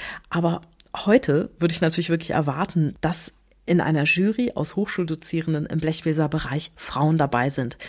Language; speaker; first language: German; native; German